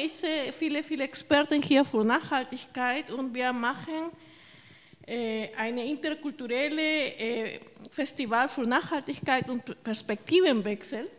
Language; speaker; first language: German; non-native, fluent; Spanish